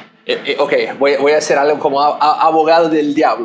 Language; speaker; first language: Spanish; non-native, fluent; Portuguese